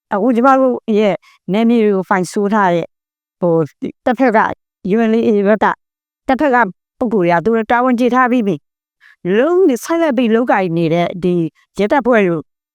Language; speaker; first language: Burmese; native; Burmese